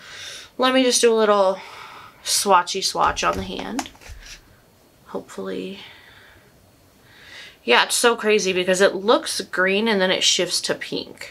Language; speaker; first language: English; native; English